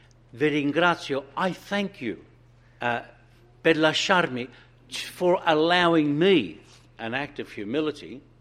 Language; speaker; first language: English; non-native, fluent; Italian